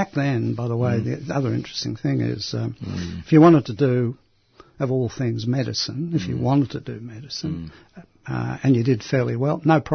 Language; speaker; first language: English; non-native, local second language; Greek